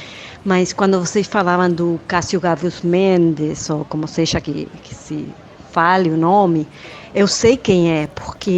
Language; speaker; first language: Portuguese; non-native, fluent; Spanish